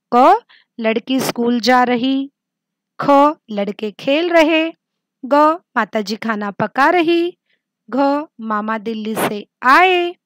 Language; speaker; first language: Hindi; non-native, local second language; Marathi